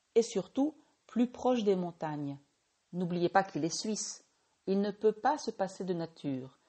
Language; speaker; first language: French; native; French